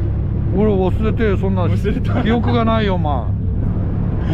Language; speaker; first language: Japanese; native; Japanese